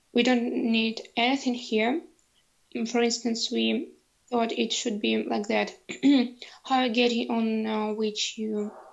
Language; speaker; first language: English; non-native, learner; Russian